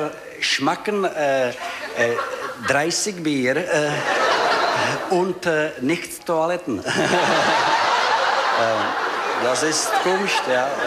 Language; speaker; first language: German; non-native, learner; Czech